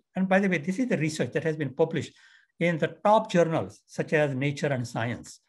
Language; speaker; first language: English; non-native, local second language; Marathi